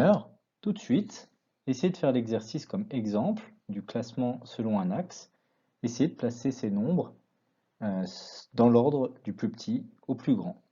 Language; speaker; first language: French; native; French